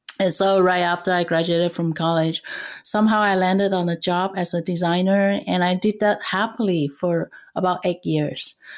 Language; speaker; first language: English; non-native, fluent; Cantonese